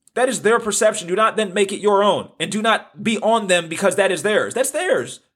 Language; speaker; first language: English; native; English